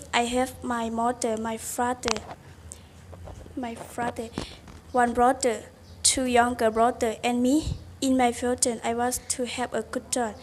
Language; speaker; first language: English; non-native, learner; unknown